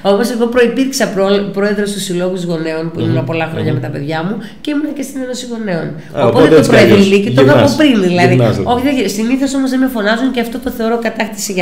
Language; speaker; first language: Greek; native; Greek